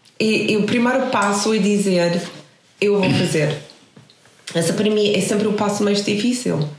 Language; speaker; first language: Portuguese; non-native, fluent; English